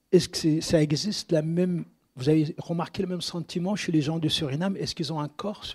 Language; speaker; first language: French; non-native, local second language; Arabic